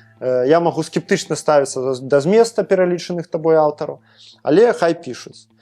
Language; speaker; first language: Belarusian; non-native, local second language; Russian